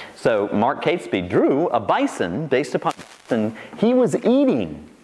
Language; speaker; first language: English; native; English